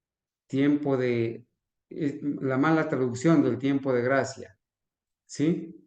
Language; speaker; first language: Spanish; native; Spanish